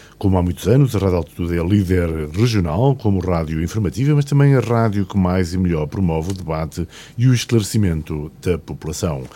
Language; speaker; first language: Portuguese; native; Portuguese